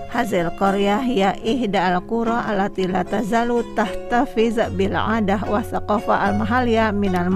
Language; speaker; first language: Arabic; non-native, fluent; Indonesian